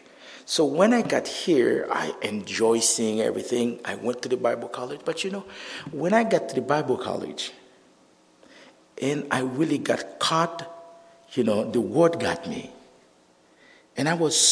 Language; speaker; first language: English; non-native, fluent; Haitian Creole